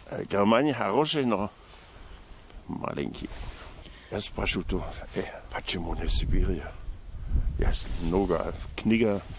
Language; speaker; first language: Russian; non-native, learner; German